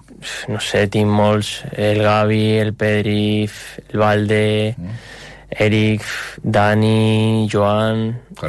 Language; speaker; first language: Catalan; non-native, local second language; Spanish